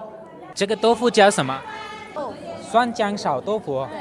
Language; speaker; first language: Chinese; non-native, learner; Hindi